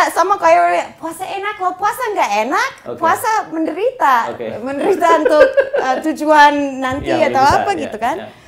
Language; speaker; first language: Indonesian; non-native, fluent; English